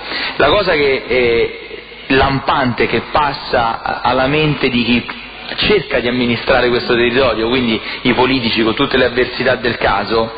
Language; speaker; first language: Italian; native; Italian